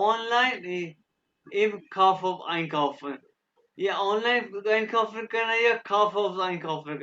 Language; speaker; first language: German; non-native, fluent; Urdu